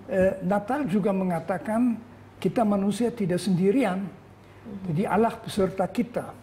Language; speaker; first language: Indonesian; non-native, fluent; German